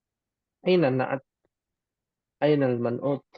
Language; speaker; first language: Arabic; non-native, fluent; Indonesian